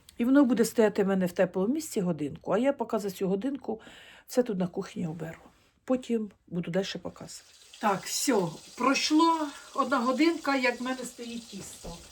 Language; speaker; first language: Ukrainian; non-native, local second language; Russian